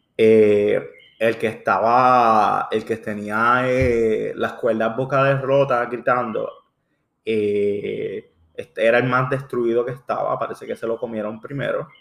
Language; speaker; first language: Spanish; early bilingual, heritage; Spanish